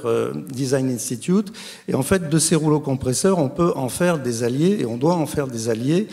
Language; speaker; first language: French; native; French